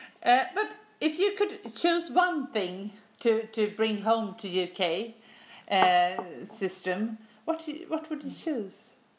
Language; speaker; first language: English; non-native, fluent; Swedish